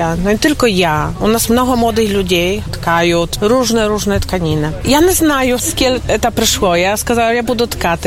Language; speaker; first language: Polish; non-native, local second language; Ukrainian